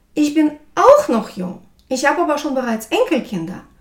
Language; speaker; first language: German; non-native, fluent; Russian